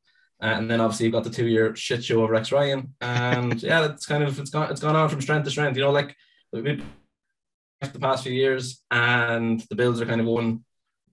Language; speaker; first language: English; native; English